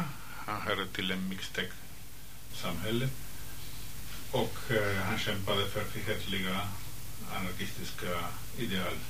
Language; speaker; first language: Swedish; non-native, fluent; Spanish